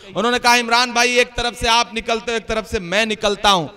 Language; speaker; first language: Hindi; native; Hindi